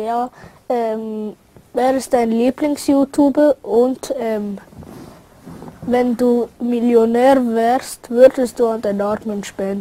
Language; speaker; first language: German; early bilingual, other home language; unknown